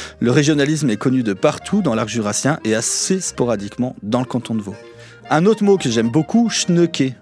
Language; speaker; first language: French; native; French